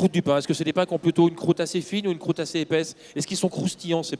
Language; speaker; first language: French; native; French